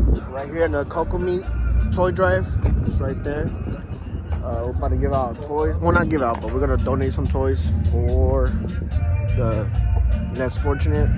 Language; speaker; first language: English; early bilingual, other home language; Spanish